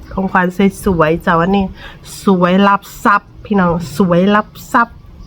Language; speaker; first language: Thai; native; Thai